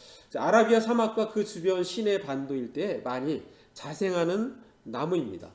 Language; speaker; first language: Korean; native; Korean